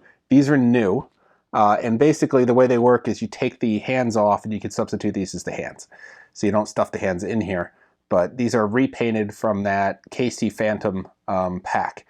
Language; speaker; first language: English; native; English